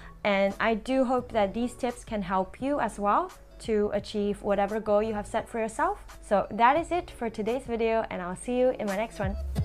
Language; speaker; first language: English; non-native, fluent; Chinese